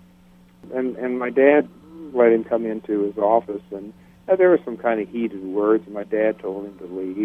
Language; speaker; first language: English; native; English